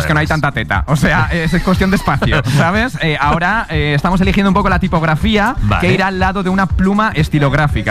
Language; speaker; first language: Spanish; native; Spanish